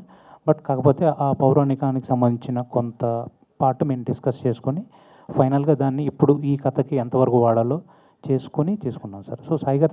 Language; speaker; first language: Telugu; native; Telugu